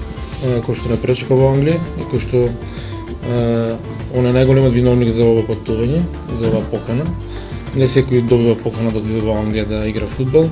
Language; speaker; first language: Macedonian; native; Macedonian